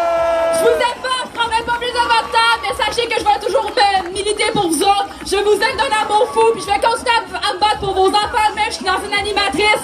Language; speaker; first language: French; native; French